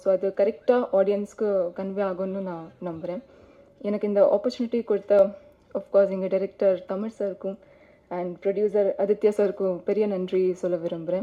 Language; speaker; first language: Tamil; non-native, fluent; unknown